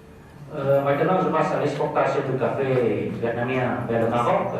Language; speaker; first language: French; non-native, fluent; Vietnamese